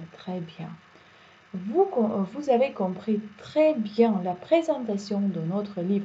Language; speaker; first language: French; non-native, fluent; Uzbek